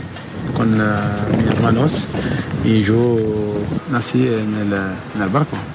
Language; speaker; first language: Spanish; non-native, learner; French